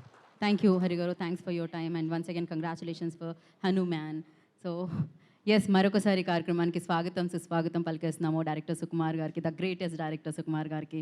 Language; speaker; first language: Telugu; native; Telugu